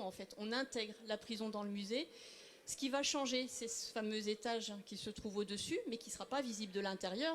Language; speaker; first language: French; native; French